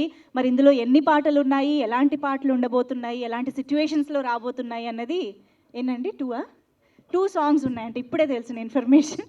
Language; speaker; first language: Telugu; native; Telugu